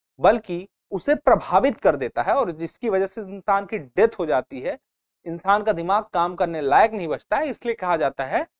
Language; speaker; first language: Hindi; native; Hindi